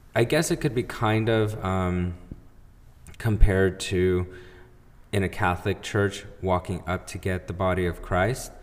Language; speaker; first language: English; early bilingual, other home language; Spanish